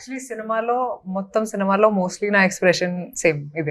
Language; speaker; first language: Telugu; non-native, fluent; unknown